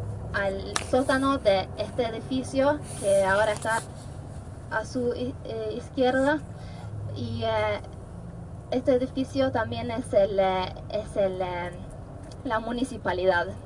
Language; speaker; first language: Spanish; non-native, fluent; Norwegian